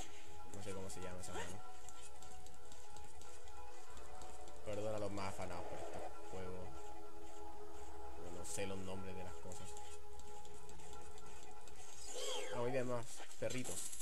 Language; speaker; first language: Spanish; native; Spanish